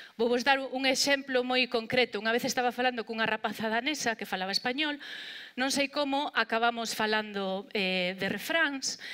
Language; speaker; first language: Galician; non-native, local second language; Spanish